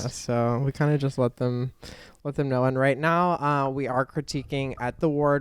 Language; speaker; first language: English; native; English